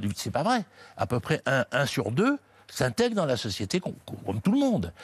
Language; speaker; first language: French; native; French